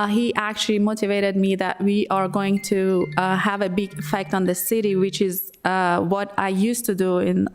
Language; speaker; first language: English; non-native, fluent; Persian